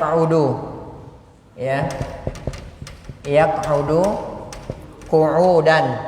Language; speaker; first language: Arabic; non-native, fluent; Indonesian